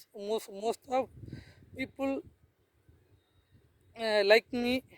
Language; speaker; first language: English; non-native, learner; Tamil